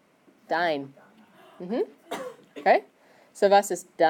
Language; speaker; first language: German; non-native, fluent; English